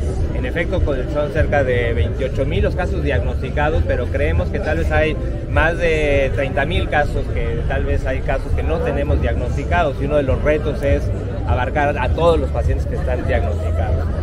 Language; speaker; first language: Spanish; native; Spanish